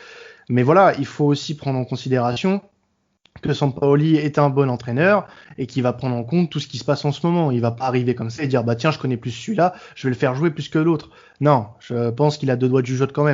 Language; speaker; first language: French; native; French